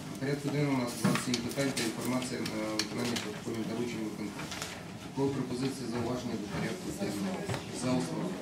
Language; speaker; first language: Ukrainian; non-native, local second language; Russian